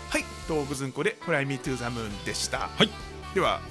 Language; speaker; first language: Japanese; native; Japanese